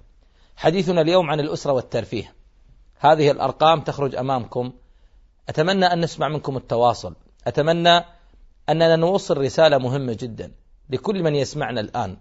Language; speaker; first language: Arabic; native; Arabic